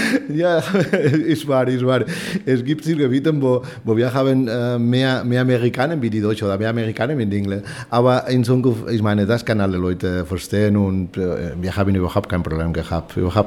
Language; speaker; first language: German; non-native, fluent; Spanish